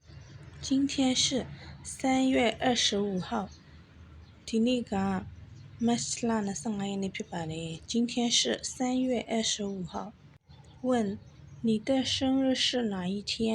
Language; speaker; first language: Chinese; non-native, fluent; Burmese